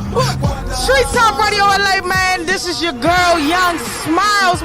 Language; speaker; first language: English; native; English